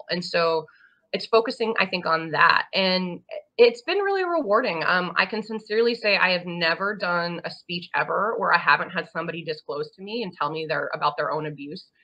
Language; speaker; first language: English; native; English